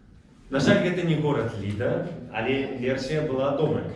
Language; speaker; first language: Belarusian; non-native, local second language; Russian